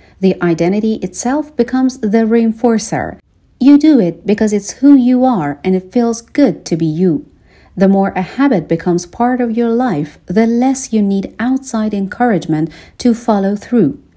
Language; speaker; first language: English; non-native, fluent; Persian